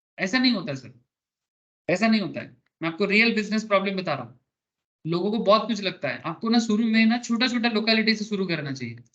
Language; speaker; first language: Hindi; non-native, local second language; Bangla